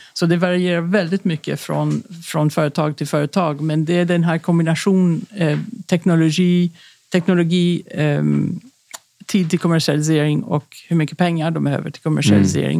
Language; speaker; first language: Swedish; non-native, fluent; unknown